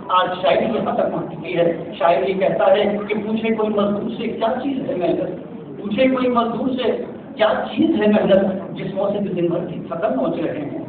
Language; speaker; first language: Urdu; native; Urdu